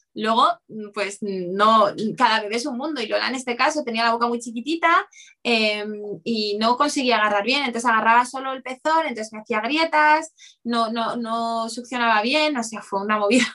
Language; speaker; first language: Spanish; native; Spanish